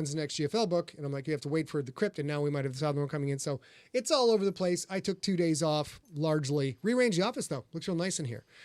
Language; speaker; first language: English; native; English